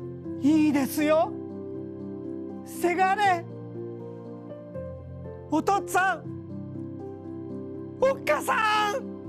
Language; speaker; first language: Japanese; native; Japanese